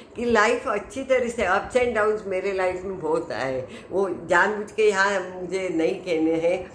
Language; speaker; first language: Hindi; non-native, local second language; Marathi